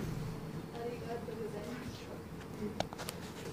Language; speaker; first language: Japanese; non-native, learner; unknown